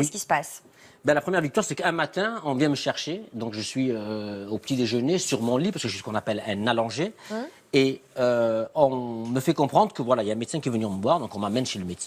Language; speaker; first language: French; native; French